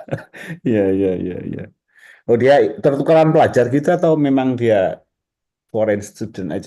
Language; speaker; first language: Indonesian; native; Indonesian